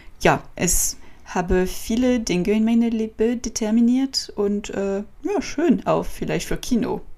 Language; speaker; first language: German; non-native, learner; French